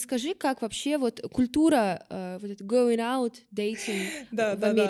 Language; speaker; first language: Russian; native; Russian